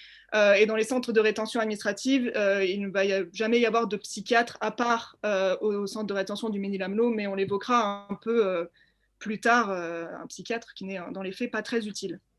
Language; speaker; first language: French; native; French